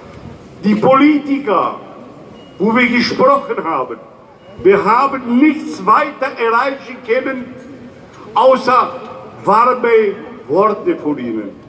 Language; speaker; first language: German; non-native, fluent; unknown